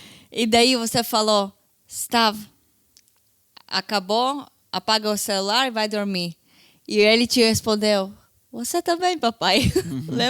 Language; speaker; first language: Portuguese; non-native, fluent; Hebrew